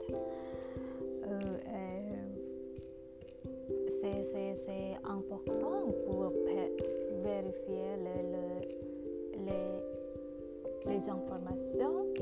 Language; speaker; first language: French; non-native, learner; Indonesian